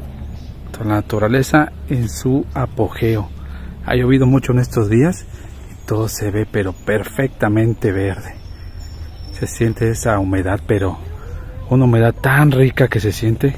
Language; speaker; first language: Spanish; native; Spanish